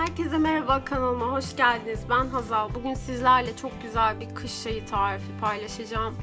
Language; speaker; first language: Turkish; native; Turkish